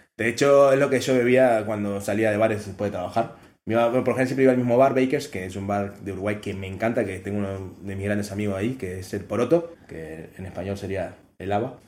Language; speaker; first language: Spanish; native; Spanish